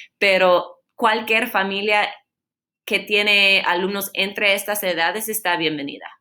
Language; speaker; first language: Spanish; non-native, fluent; English